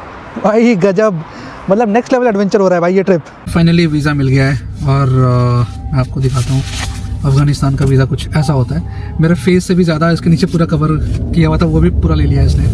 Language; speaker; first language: Hindi; native; Hindi